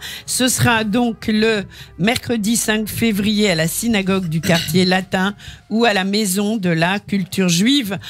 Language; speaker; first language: French; native; French